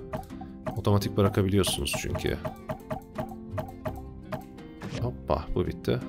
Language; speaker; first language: Turkish; native; Turkish